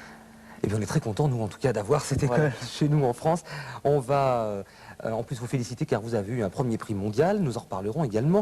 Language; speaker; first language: French; native; French